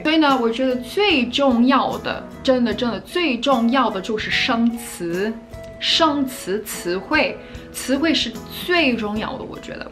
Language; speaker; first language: Chinese; non-native, fluent; English